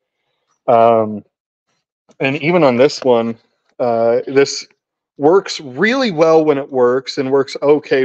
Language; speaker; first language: English; native; English